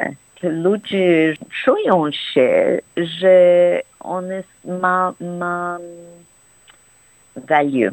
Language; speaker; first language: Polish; early bilingual, heritage; Polish